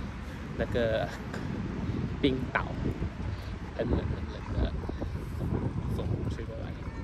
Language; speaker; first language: Chinese; early bilingual, heritage; Chinese